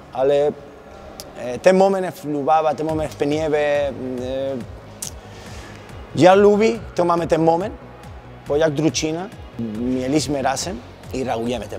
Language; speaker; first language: Polish; non-native, learner; Spanish